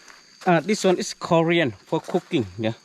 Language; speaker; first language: English; non-native, learner; Thai